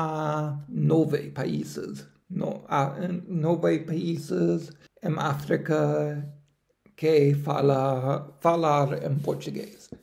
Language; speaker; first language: Portuguese; non-native, learner; English